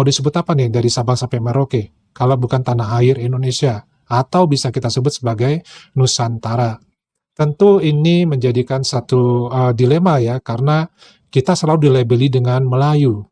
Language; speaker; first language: Indonesian; native; Indonesian